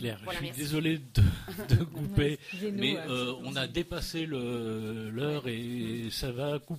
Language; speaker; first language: French; native; French